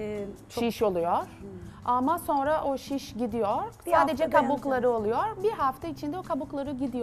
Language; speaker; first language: Turkish; non-native, learner; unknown